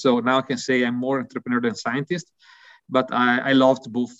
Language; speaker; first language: English; non-native, fluent; Italian